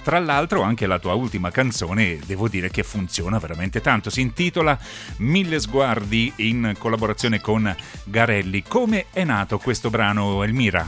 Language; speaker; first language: Italian; native; Italian